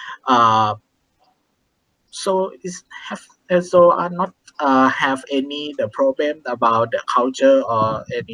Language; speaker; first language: English; non-native, learner; Thai